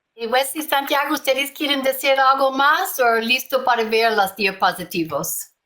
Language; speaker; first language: Spanish; non-native, learner; English